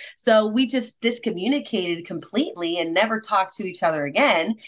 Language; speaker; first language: English; non-native, fluent; Spanish